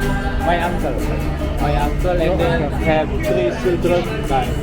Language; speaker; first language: English; non-native, learner; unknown